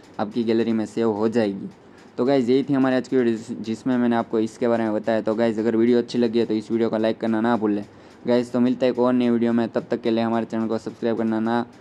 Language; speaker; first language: Hindi; non-native, local second language; Gujarati